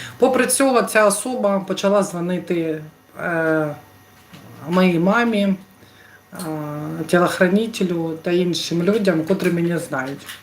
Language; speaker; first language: Ukrainian; non-native, local second language; Russian